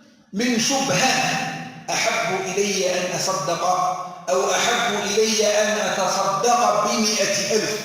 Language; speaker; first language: Arabic; native; Arabic